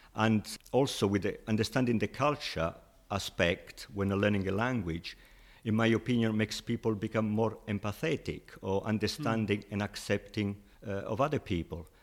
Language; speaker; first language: English; non-native, fluent; Italian